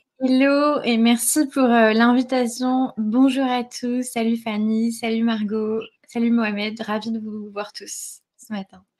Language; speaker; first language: French; native; French